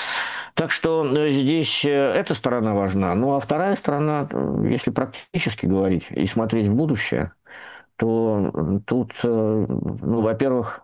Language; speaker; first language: Russian; native; Russian